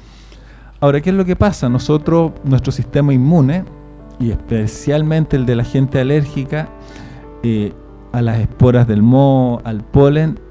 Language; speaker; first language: Spanish; native; Spanish